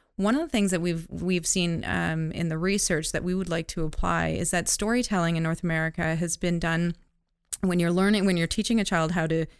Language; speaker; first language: English; native; English